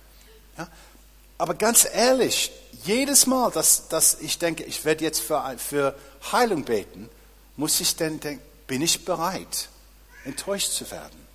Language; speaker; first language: German; non-native, fluent; English